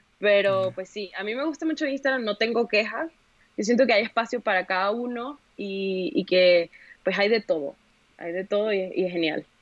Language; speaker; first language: Spanish; native; Spanish